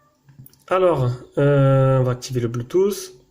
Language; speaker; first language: French; native; French